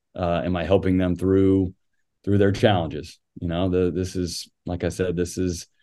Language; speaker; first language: English; native; English